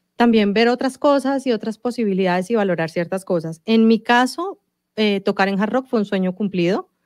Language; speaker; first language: Spanish; native; Spanish